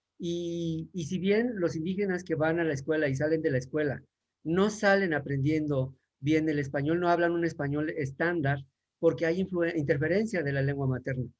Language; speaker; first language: Spanish; native; Spanish